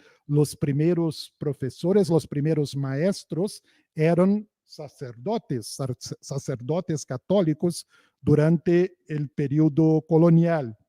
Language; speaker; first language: Spanish; non-native, fluent; Portuguese